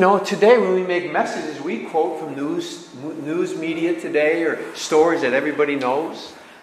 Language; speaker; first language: English; native; English